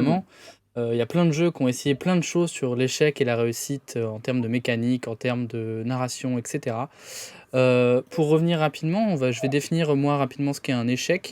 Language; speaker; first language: French; native; French